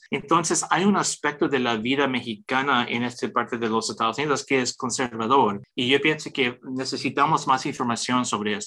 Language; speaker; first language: Spanish; early bilingual, heritage; English